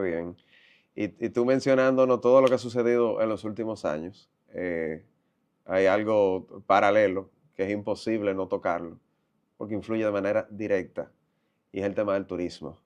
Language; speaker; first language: Spanish; native; Spanish